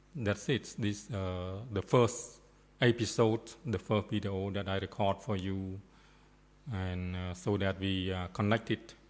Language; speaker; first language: English; non-native, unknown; Khmer